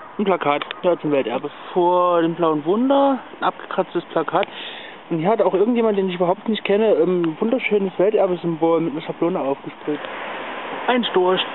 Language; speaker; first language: German; native; German